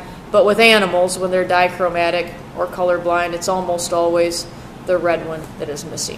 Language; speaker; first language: English; native; English